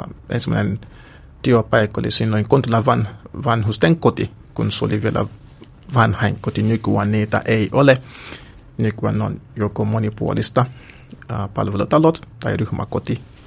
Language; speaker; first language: Finnish; non-native, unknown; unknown